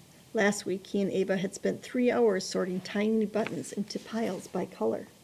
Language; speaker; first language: English; native; English